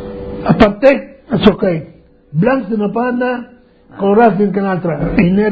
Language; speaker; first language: Italian; non-native, local second language; Friulian